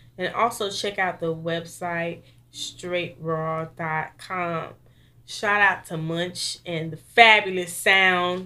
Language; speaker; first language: English; native; English